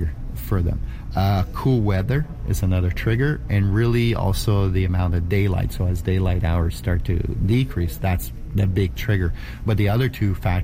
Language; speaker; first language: English; native; English